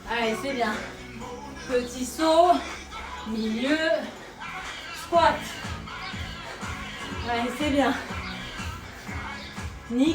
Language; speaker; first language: French; native; French